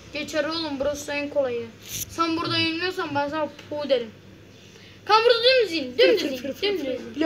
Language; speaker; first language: Turkish; native; Turkish